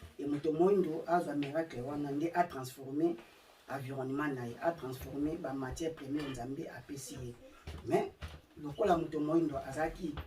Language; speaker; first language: Lingala; non-native, local second language; Kongo